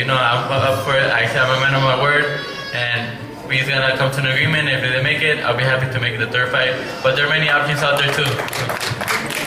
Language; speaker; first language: English; non-native, fluent; Spanish